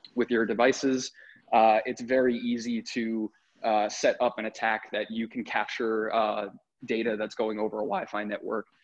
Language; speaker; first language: English; native; English